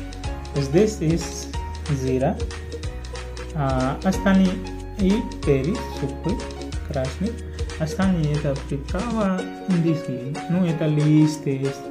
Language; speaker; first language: Russian; non-native, learner; Hindi